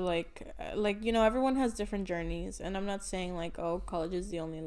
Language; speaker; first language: English; native; English